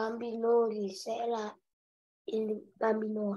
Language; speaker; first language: Italian; non-native, learner; Vietnamese